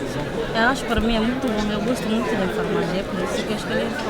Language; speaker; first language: Portuguese; non-native, local second language; Upper Guinea Crioulo